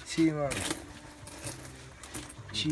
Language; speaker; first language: Spanish; native; Spanish